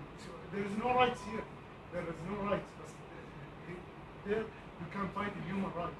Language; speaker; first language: English; non-native, learner; Arabic